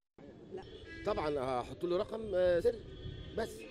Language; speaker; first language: Arabic; native; Arabic